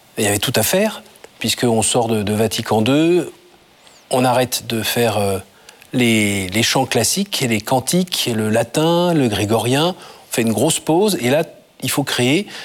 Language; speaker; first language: French; native; French